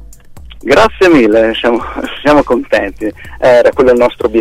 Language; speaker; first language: Italian; native; Italian